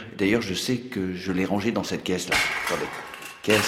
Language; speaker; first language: French; native; French